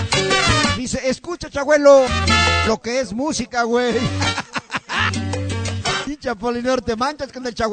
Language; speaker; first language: Spanish; native; Spanish